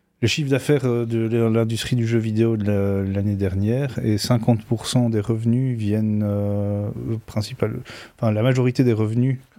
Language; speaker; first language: French; native; French